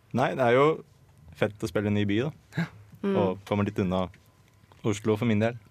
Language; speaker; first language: Norwegian; early bilingual, other home language; English